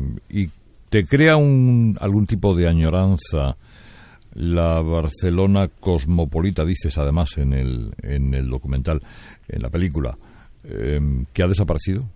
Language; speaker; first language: Spanish; native; Spanish